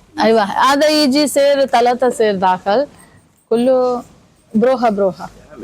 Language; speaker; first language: Arabic; non-native, learner; Telugu